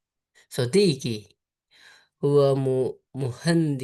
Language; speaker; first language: Arabic; non-native, learner; Indonesian